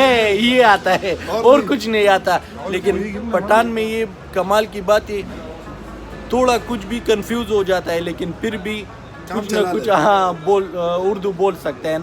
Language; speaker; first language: Hindi; non-native, local second language; Pashto